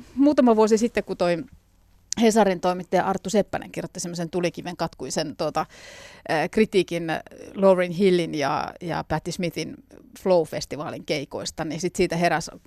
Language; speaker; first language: Finnish; native; Finnish